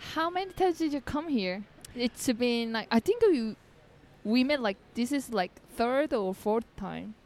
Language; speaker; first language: English; non-native, learner; Korean